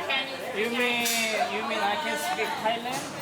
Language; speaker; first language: English; non-native, learner; Korean